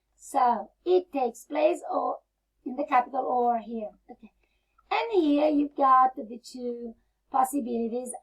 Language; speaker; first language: English; non-native, fluent; Italian